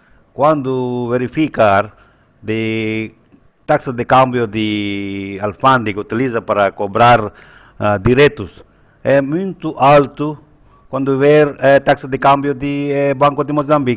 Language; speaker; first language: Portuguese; non-native, learner; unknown